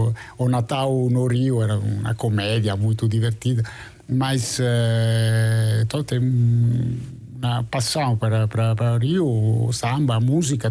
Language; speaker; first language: Portuguese; non-native, fluent; Italian